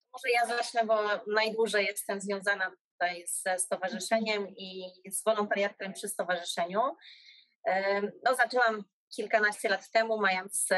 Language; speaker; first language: Polish; native; Polish